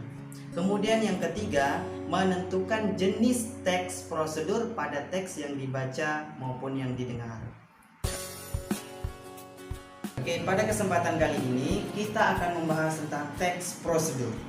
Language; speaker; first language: Indonesian; native; Indonesian